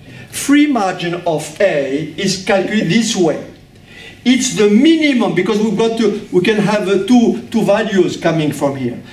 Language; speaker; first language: English; non-native, fluent; French